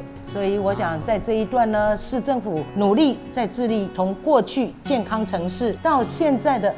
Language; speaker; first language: Chinese; non-native, local second language; Min Nan Chinese